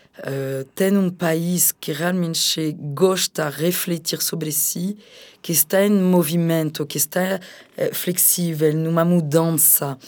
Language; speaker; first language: Portuguese; non-native, fluent; French